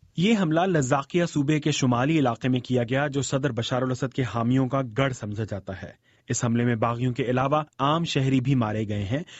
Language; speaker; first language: Urdu; native; Urdu